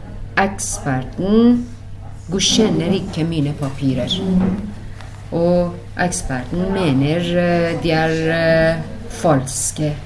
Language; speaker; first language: Norwegian; non-native, learner; Persian